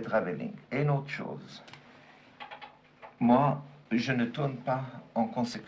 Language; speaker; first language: French; non-native, fluent; German